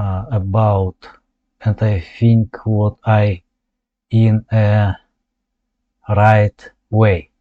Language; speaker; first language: English; non-native, learner; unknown